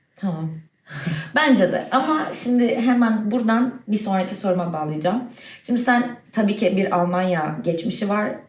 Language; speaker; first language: Turkish; native; Turkish